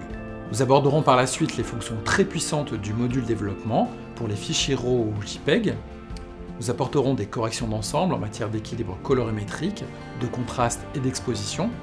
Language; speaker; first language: French; native; French